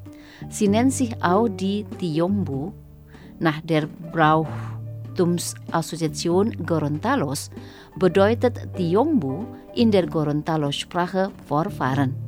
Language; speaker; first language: German; non-native, fluent; Indonesian